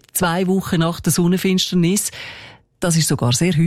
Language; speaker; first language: German; native; German